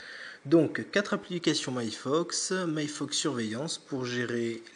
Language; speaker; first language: French; native; French